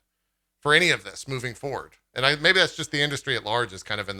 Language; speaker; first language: English; native; English